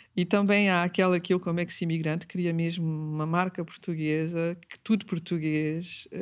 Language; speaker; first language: Portuguese; early bilingual, heritage; Portuguese